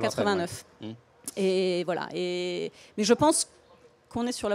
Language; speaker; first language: French; native; French